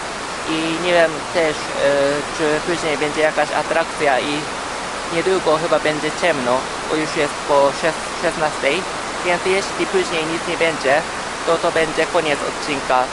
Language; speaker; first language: Polish; early bilingual, heritage; Polish